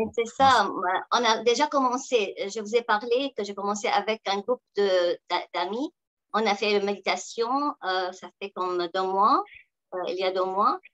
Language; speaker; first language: French; non-native, local second language; Arabic